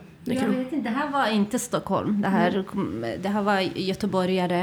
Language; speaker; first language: Swedish; non-native, fluent; Central Kurdish